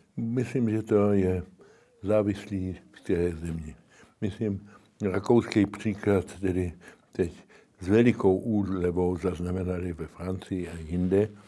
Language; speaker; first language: Czech; early bilingual, heritage; Czech